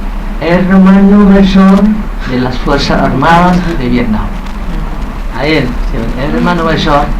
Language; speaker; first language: Spanish; non-native, fluent; Vietnamese